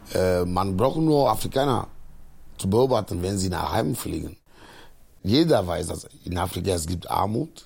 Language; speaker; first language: German; non-native, fluent; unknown